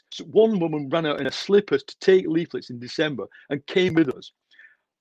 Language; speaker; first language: English; native; English